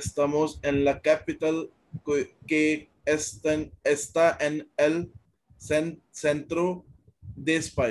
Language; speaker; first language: Spanish; non-native, learner; Hindi